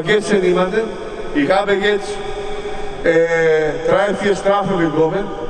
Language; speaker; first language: German; non-native, fluent; Greek